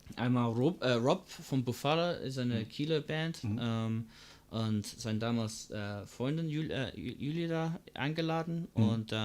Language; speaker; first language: German; non-native, fluent; English